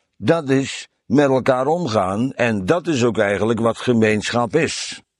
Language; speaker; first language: Dutch; native; Dutch